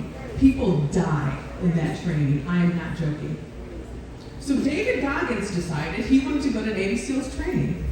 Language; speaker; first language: English; native; English